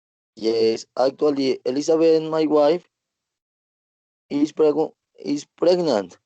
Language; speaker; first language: English; non-native, learner; Spanish